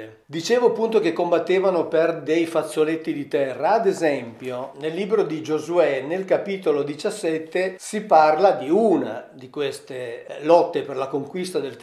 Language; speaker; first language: Italian; native; Italian